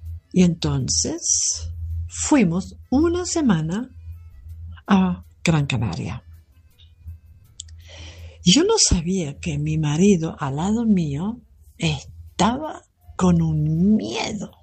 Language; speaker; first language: Spanish; non-native, fluent; German